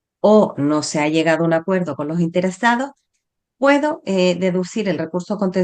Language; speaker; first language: Spanish; native; Spanish